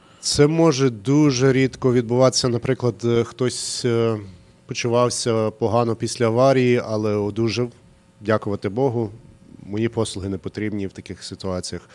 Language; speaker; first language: Ukrainian; early bilingual, heritage; Ukrainian